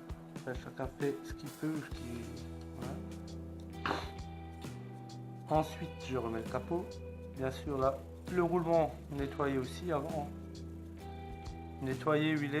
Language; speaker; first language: French; native; French